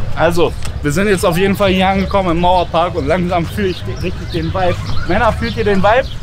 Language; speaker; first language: German; native; German